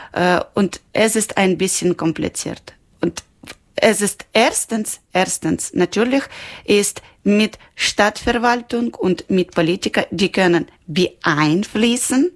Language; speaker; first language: German; non-native, learner; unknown